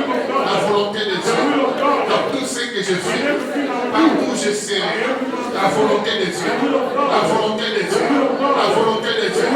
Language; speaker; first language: French; non-native, local second language; Lingala